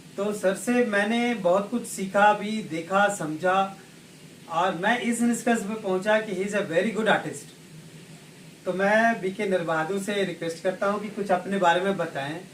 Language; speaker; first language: Hindi; native; Hindi